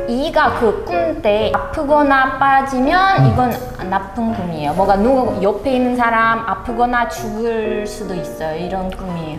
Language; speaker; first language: Korean; non-native, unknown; Russian